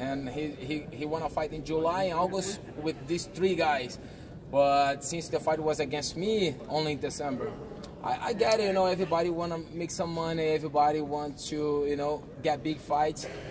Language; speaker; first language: English; non-native, fluent; Portuguese